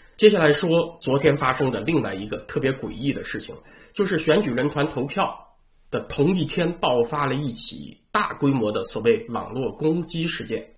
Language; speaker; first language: Chinese; native; Chinese